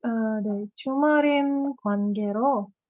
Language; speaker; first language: Korean; non-native, learner; Russian